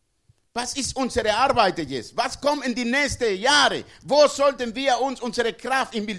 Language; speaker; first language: German; non-native, learner; Spanish